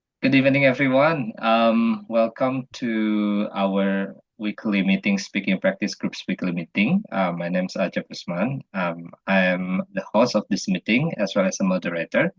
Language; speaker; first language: English; non-native, fluent; Indonesian